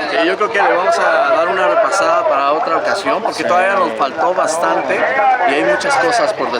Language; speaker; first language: Spanish; native; Spanish